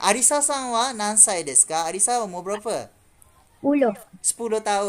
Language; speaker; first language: Japanese; non-native, fluent; Malay